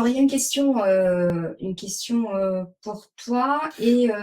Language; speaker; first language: French; native; French